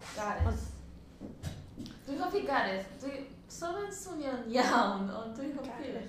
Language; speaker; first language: Welsh; non-native, learner; Spanish